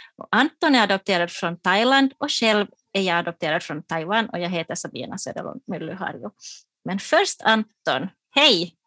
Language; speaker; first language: Swedish; native; Swedish